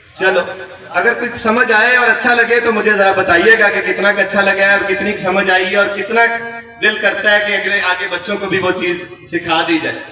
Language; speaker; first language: Urdu; non-native, local second language; Punjabi